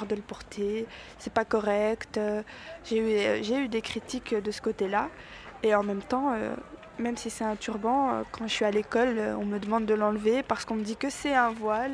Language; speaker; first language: French; native; French